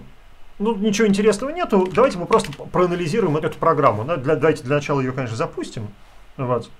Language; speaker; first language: Russian; native; Russian